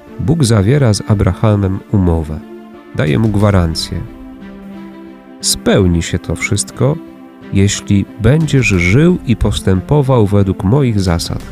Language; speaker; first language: Polish; native; Polish